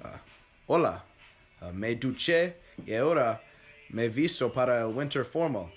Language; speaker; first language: Spanish; non-native, learner; English